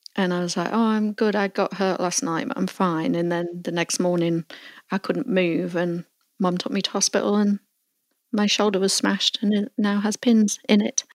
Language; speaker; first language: English; native; English